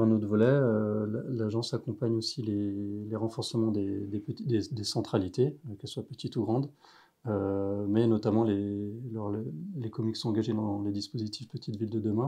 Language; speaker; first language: French; native; French